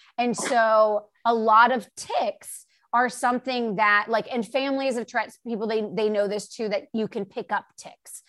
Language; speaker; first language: English; native; English